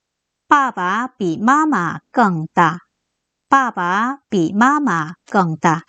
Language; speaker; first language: Chinese; non-native, fluent; Korean